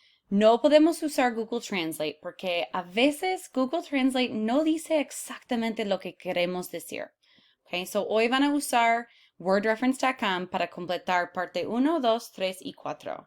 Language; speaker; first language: Spanish; non-native, fluent; English